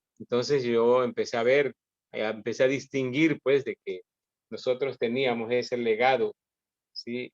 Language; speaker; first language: Spanish; native; Spanish